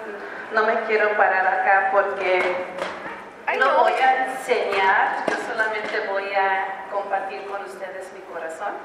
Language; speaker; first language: Spanish; early bilingual, heritage; Spanish